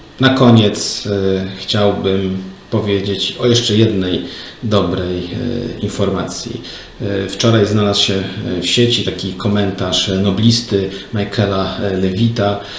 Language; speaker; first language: Polish; native; Polish